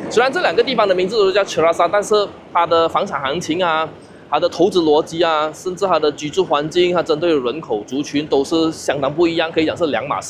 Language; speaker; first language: Chinese; native; Chinese